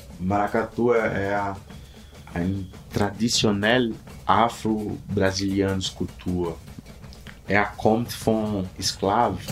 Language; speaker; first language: German; non-native, learner; Portuguese